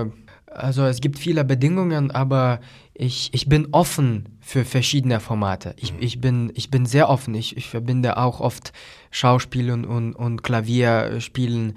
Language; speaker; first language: German; non-native, fluent; Lithuanian